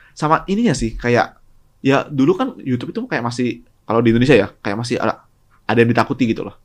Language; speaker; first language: Indonesian; native; Indonesian